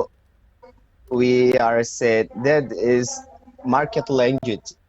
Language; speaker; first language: English; non-native, learner; Indonesian